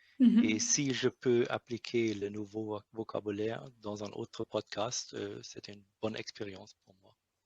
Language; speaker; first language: French; non-native, learner; German